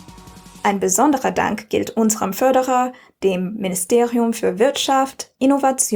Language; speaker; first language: German; native; German